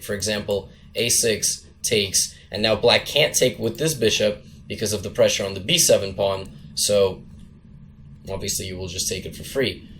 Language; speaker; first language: English; native; English